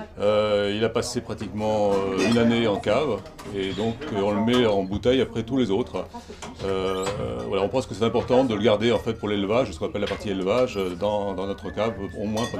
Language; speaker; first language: French; native; French